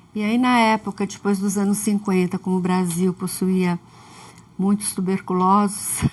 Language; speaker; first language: Portuguese; early bilingual, other home language; Russian